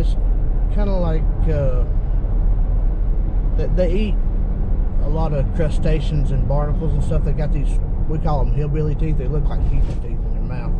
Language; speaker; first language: English; native; English